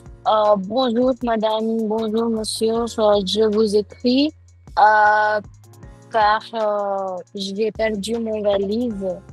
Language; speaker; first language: French; non-native, fluent; Hindi